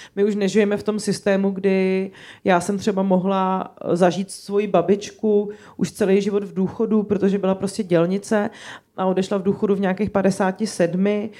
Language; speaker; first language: Czech; native; Czech